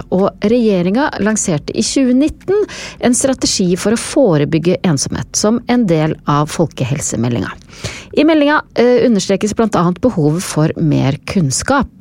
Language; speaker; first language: Norwegian; native; Norwegian